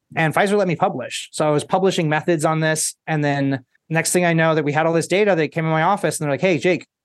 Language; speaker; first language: English; early bilingual, other home language; Spanish